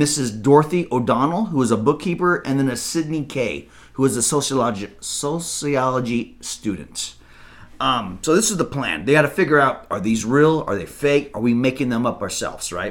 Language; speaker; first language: English; native; English